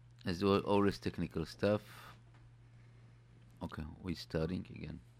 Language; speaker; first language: English; non-native, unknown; Hebrew